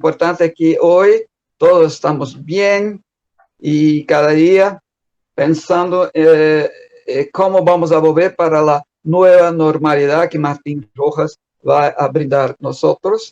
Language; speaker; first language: Spanish; non-native, fluent; Portuguese